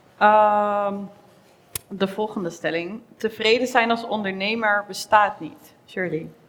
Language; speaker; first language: Dutch; native; Dutch